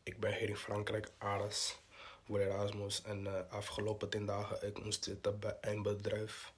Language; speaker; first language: Dutch; non-native, local second language; Portuguese